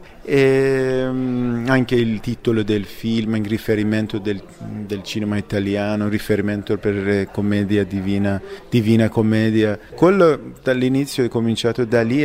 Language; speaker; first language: Italian; non-native, fluent; Persian